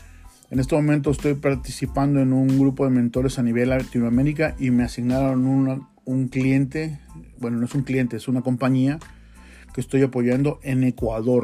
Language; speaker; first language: Spanish; native; Spanish